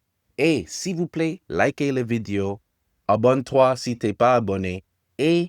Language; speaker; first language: French; non-native, learner; English